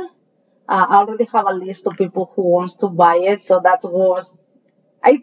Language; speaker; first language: English; non-native, fluent; Spanish